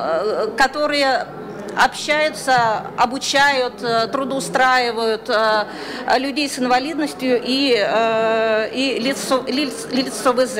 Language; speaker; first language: Russian; native; Russian